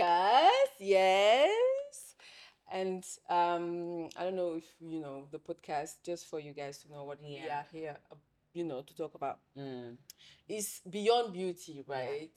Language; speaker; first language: English; non-native, fluent; French